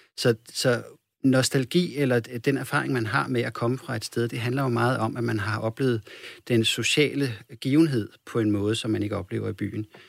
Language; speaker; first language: Danish; native; Danish